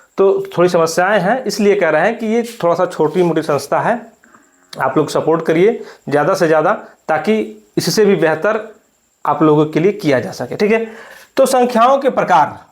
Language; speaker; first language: Hindi; native; Hindi